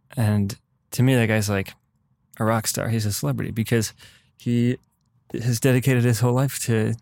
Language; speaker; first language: English; native; English